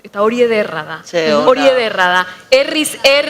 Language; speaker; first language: Basque; non-native, fluent; Spanish